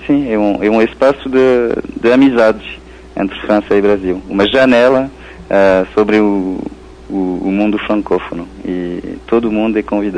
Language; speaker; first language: Portuguese; non-native, fluent; French